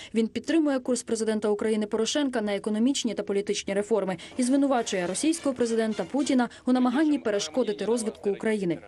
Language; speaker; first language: Ukrainian; native; Ukrainian